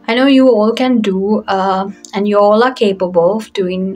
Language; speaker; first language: English; non-native, local second language; Sinhala